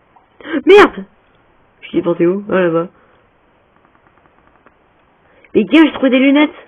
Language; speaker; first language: French; native; French